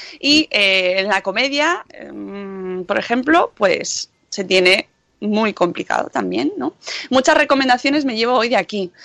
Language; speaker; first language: Spanish; native; Spanish